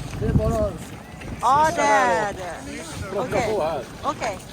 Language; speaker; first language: Swedish; non-native, learner; Thai